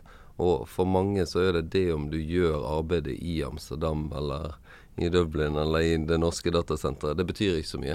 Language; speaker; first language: Norwegian; native; Norwegian